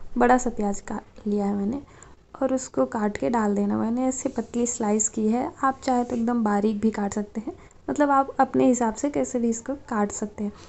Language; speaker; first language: Hindi; native; Hindi